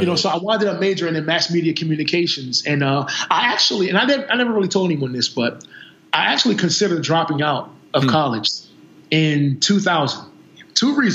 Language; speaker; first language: English; native; English